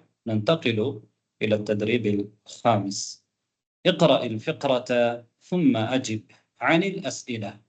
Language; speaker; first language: Arabic; non-native, fluent; Tamil